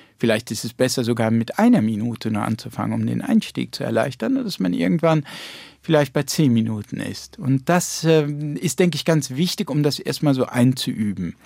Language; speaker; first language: German; early bilingual, heritage; German